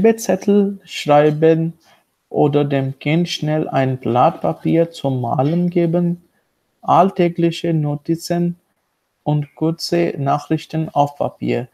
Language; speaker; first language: German; non-native, learner; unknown